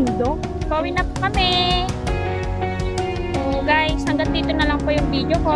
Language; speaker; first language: Filipino; native; Filipino